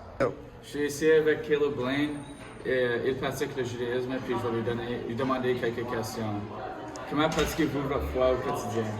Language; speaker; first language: French; native; French